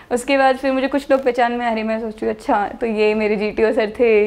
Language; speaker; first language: Hindi; native; Hindi